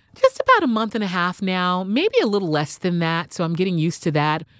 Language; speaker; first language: English; native; English